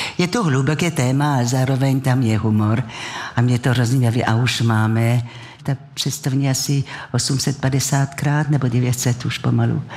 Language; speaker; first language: Czech; non-native, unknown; French